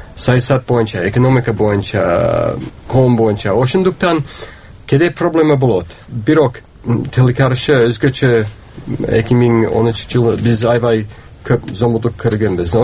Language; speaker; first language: Kyrgyz; non-native, fluent; English